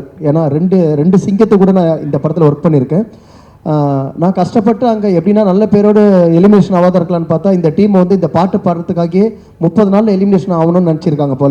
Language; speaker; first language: Tamil; native; Tamil